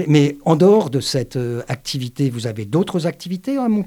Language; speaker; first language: French; native; French